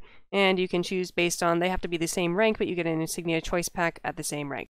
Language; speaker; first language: English; native; English